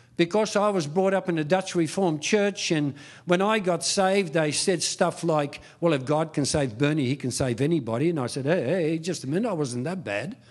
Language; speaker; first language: English; early bilingual, other home language; Dutch